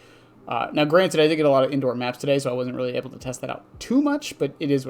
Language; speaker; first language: English; native; English